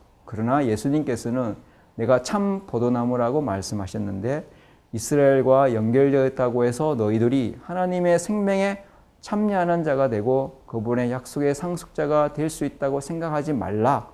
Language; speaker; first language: Korean; native; Korean